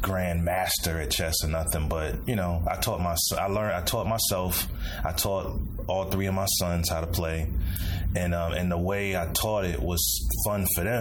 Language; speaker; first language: English; native; English